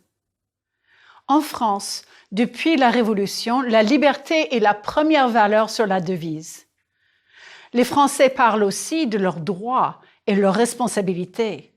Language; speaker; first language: French; non-native, fluent; English